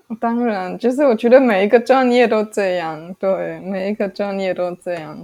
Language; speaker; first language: Chinese; non-native, fluent; German